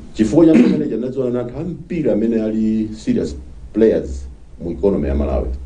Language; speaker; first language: Nyanja; non-native, local second language; Tumbuka